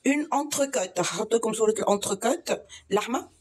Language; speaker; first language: Arabic; native; Arabic